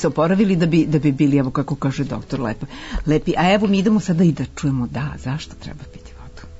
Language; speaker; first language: Serbian; native; Serbian